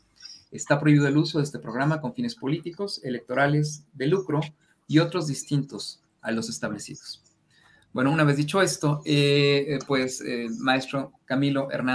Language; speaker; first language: Spanish; native; Spanish